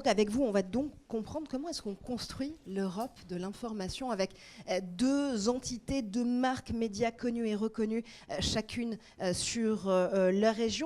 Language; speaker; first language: French; native; French